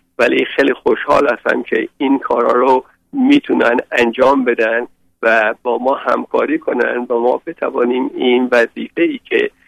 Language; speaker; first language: Persian; native; Persian